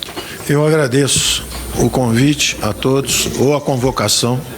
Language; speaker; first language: Portuguese; native; Portuguese